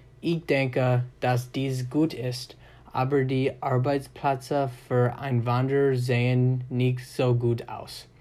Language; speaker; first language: German; non-native, learner; English